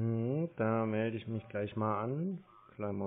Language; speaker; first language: German; native; German